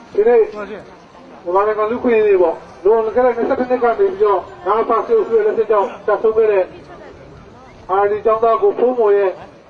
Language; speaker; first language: Burmese; native; Burmese